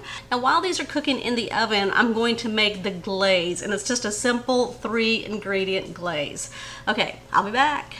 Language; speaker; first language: English; native; English